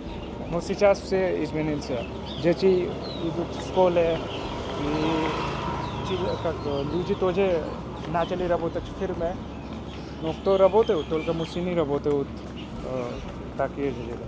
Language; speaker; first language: Russian; non-native, learner; Hindi